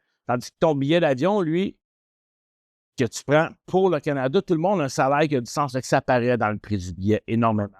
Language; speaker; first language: French; native; French